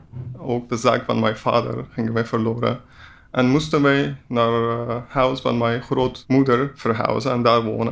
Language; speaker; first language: Dutch; non-native, learner; Persian